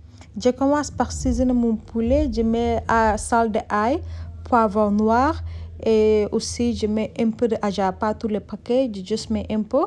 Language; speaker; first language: French; non-native, learner; Soninke